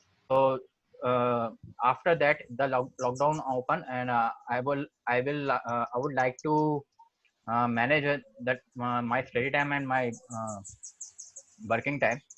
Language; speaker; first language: English; non-native, local second language; Hindi